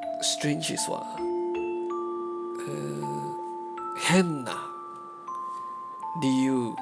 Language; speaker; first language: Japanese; non-native, learner; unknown